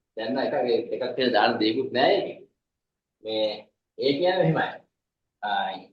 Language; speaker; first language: Sinhala; native; Sinhala